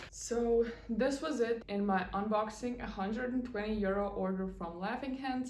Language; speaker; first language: English; non-native, fluent; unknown